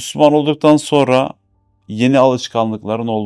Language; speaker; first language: Turkish; native; Turkish